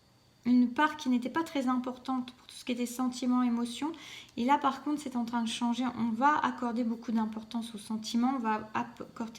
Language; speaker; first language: French; native; French